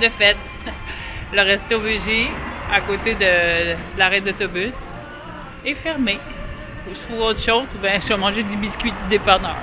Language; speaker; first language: French; native; French